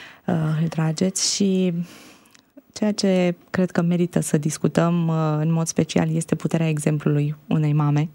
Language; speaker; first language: Romanian; native; Romanian